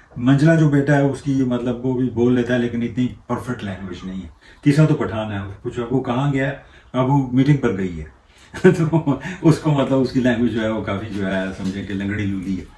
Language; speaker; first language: Urdu; non-native, local second language; Punjabi